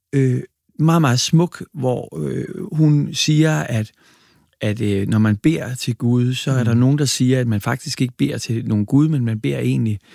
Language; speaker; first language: Danish; native; Danish